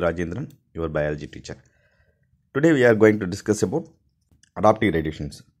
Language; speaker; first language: English; non-native, local second language; Tamil